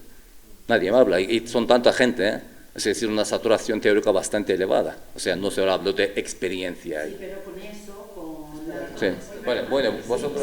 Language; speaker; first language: Spanish; non-native, fluent; Turkish